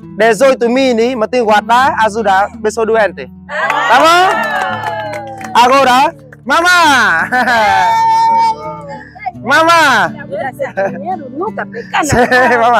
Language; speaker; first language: Portuguese; non-native, learner; Vietnamese